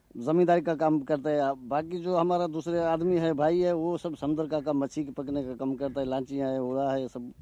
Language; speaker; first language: Urdu; non-native, local second language; Sindhi